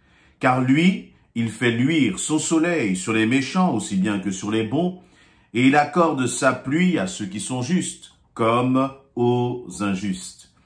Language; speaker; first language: French; native; French